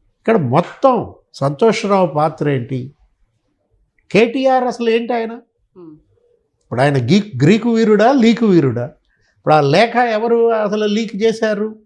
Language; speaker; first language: Telugu; native; Telugu